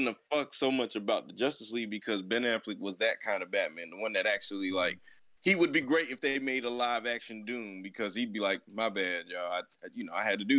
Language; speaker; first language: English; native; English